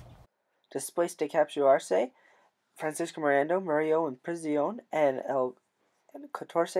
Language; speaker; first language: Spanish; non-native, learner; English